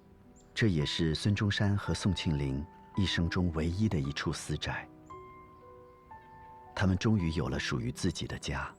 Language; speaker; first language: Chinese; native; Chinese